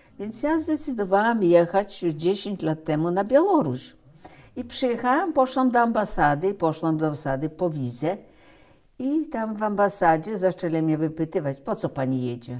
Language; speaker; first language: Polish; early bilingual, heritage; Polish